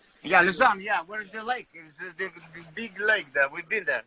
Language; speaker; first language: English; non-native, fluent; Russian